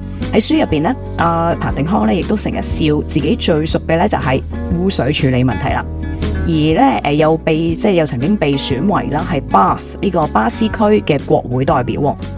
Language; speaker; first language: Cantonese; native; Cantonese